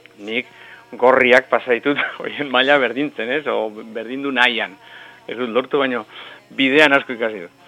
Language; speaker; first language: Basque; non-native, local second language; Spanish